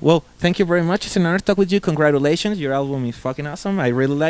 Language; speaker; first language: English; non-native, fluent; Spanish